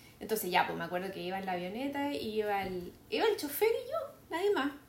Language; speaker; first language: Spanish; native; Spanish